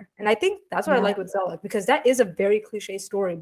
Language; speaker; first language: English; native; English